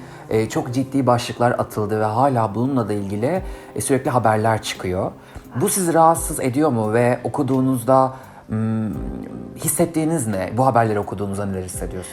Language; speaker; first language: Turkish; native; Turkish